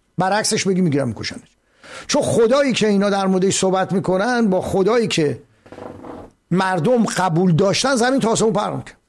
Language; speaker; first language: Persian; native; Persian